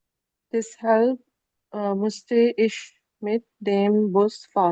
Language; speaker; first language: German; non-native, learner; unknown